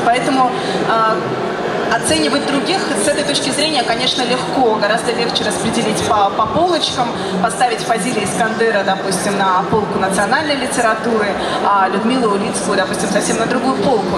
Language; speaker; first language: Russian; native; Russian